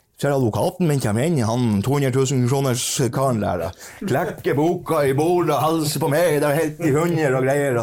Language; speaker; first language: Norwegian; native; Norwegian